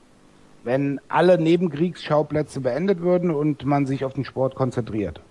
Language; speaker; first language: German; native; German